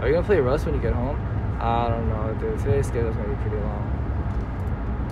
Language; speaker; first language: English; early bilingual, other home language; Korean